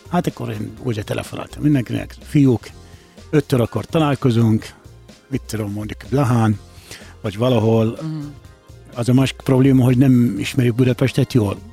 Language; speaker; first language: Hungarian; non-native, fluent; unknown